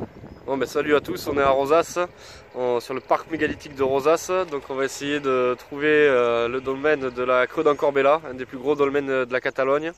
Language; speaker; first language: French; native; French